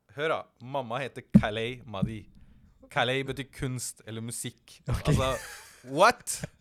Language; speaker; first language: Norwegian; early bilingual, other home language; Tamil